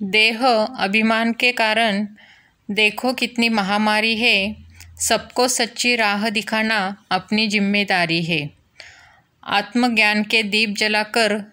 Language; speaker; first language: Hindi; non-native, local second language; Marathi